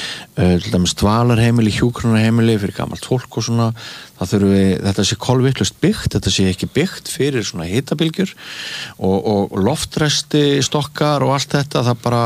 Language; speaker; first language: Icelandic; native; Icelandic